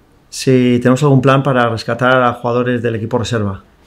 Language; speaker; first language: Spanish; native; Spanish